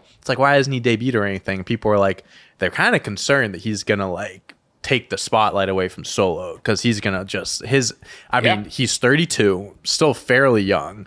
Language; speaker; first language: English; native; English